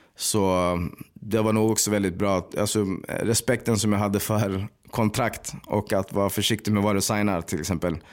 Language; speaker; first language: Swedish; native; Swedish